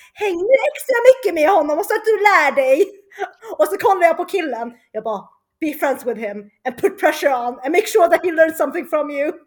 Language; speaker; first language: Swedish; early bilingual, other home language; Chinese